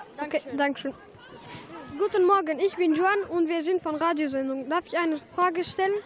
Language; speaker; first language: German; non-native, learner; Arabic